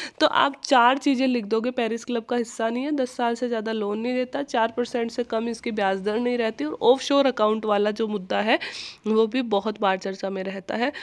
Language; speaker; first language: Hindi; native; Hindi